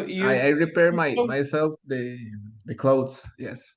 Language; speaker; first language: English; non-native, learner; Spanish